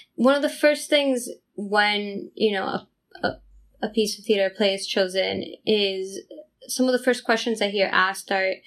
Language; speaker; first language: English; non-native, fluent; Italian